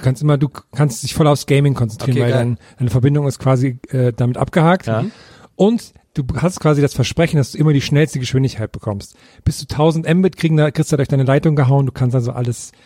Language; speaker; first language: German; native; German